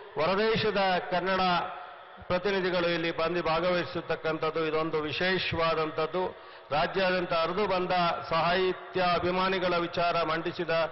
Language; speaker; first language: Kannada; native; Kannada